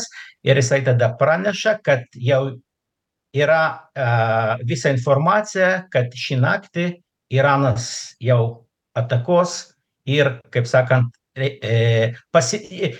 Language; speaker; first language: Lithuanian; non-native, local second language; Russian